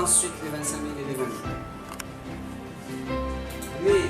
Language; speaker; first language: French; native; French